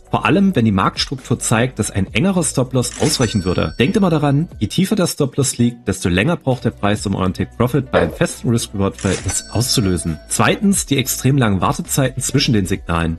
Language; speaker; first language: German; native; German